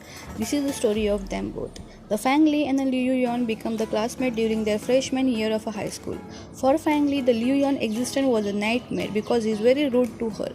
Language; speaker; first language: English; non-native, fluent; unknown